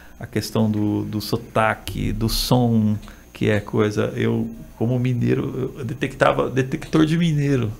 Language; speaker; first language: Portuguese; native; Portuguese